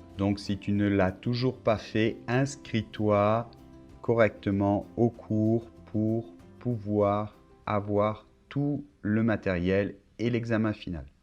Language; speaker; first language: French; native; French